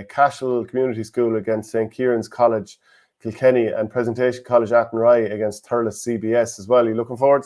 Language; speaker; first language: English; native; English